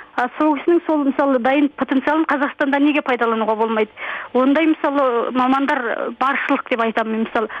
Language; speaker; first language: Kazakh; early bilingual, heritage; Kazakh